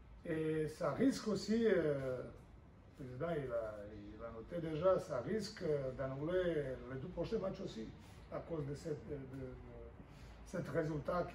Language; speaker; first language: French; non-native, fluent; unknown